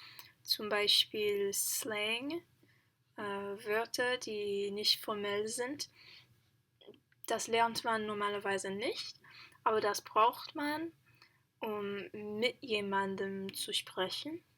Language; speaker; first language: German; non-native, learner; English